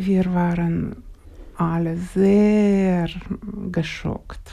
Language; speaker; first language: German; non-native, learner; Ukrainian